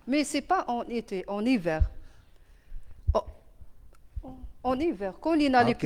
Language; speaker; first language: French; non-native, learner; Arabic